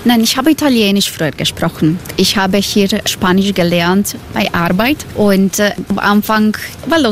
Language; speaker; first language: German; non-native, learner; Croatian